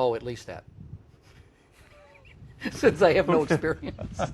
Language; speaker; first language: English; native; English